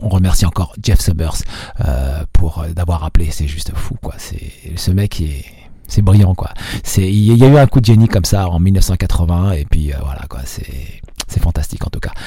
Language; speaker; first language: French; non-native, local second language; Arabic